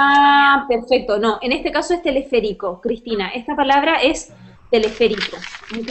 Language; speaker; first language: Spanish; native; Spanish